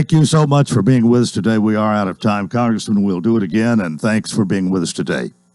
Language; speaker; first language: English; native; English